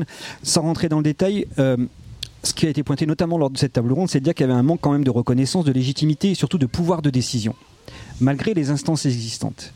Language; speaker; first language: French; native; French